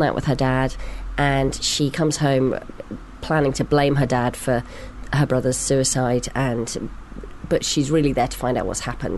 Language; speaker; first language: English; native; English